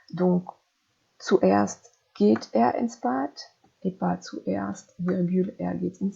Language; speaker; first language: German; non-native, fluent; French